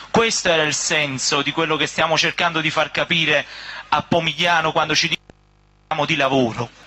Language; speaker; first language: Italian; native; Italian